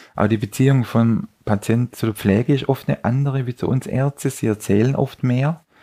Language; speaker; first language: German; native; German